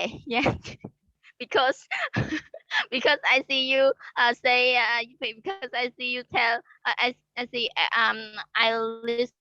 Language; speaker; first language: English; non-native, learner; Khmer